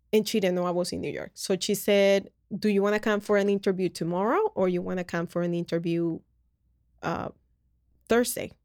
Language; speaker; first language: English; early bilingual, other home language; Spanish